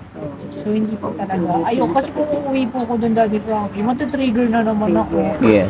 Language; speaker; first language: Filipino; native; Filipino